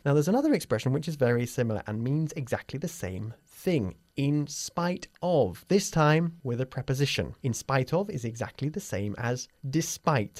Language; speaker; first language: English; native; English